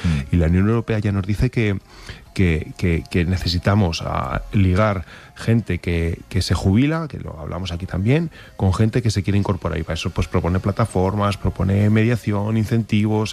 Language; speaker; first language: Spanish; native; Spanish